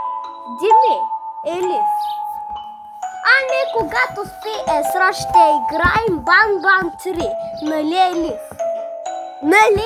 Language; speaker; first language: Bulgarian; non-native, local second language; Turkish